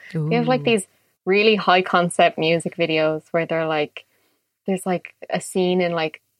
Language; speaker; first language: English; native; English